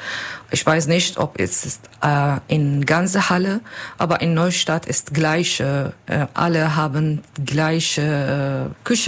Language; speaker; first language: German; non-native, learner; Kurdish